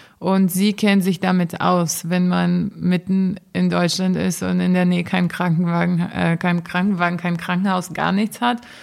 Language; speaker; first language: German; non-native, fluent; Portuguese